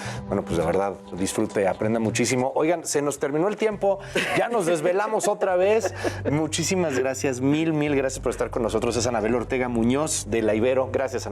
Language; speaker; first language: Spanish; native; Spanish